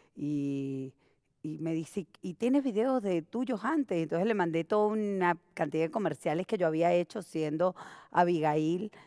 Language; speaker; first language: Spanish; native; Spanish